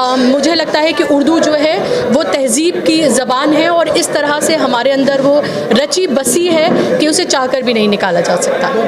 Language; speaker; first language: Urdu; native; Urdu